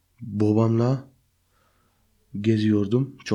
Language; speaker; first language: Turkish; early bilingual, heritage; Turkish